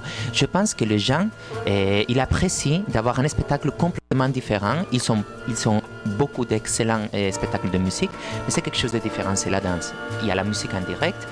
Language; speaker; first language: French; non-native, fluent; Spanish